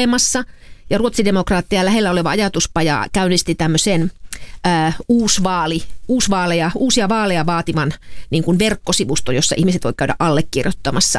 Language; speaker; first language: Finnish; native; Finnish